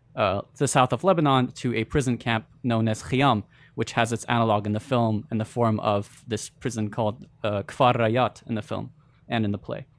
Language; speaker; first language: English; early bilingual, other home language; Arabic